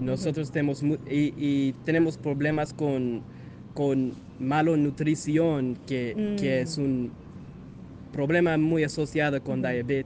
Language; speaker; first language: Spanish; non-native, learner; English